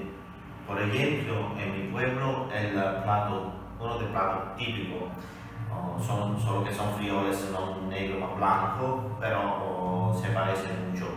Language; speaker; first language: Spanish; non-native, learner; Italian